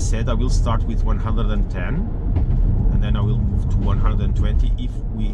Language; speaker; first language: English; non-native, fluent; Portuguese